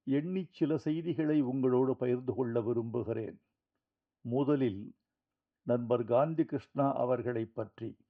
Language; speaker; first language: Tamil; native; Tamil